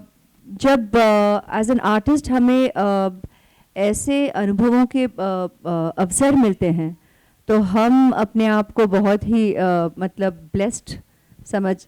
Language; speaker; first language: Hindi; non-native, local second language; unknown